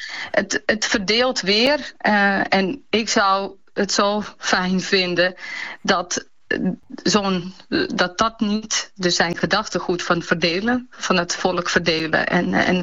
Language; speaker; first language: Dutch; early bilingual, other home language; Bosnian